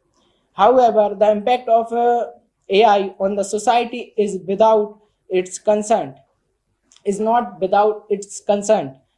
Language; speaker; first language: English; non-native, learner; Hindi